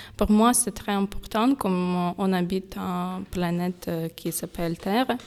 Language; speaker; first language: French; non-native, learner; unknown